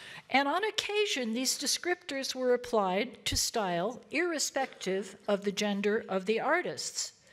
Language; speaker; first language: English; native; English